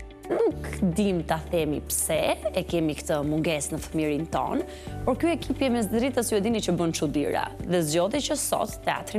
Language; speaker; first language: Albanian; native; Albanian